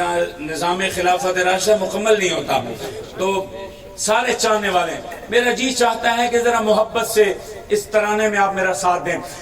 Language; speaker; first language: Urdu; non-native, local second language; Punjabi